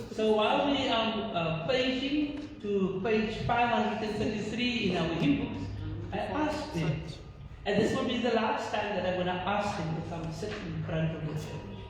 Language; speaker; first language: English; non-native, local second language; Afrikaans